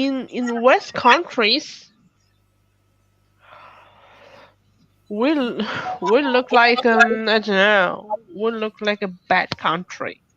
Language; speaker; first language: English; non-native, fluent; Russian